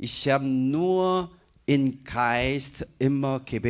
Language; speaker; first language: German; non-native, fluent; Korean